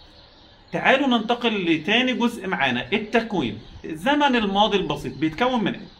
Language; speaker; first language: Arabic; native; Arabic